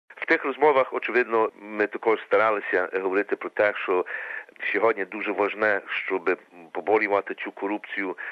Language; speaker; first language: Ukrainian; early bilingual, heritage; Ukrainian